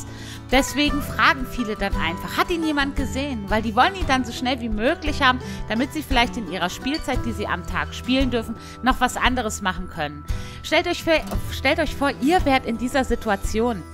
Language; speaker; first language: German; native; German